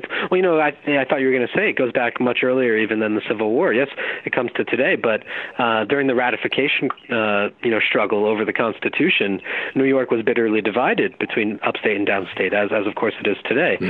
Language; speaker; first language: English; native; English